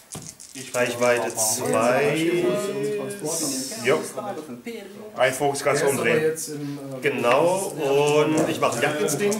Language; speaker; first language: German; native; German